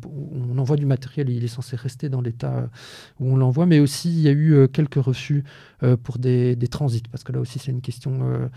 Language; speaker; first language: French; native; French